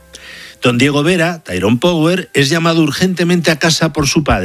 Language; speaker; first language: Spanish; native; Spanish